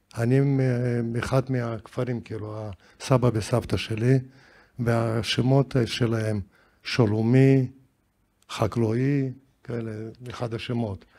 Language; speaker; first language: Hebrew; non-native, fluent; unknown